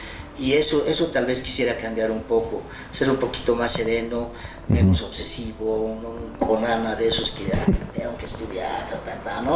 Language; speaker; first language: Spanish; native; Spanish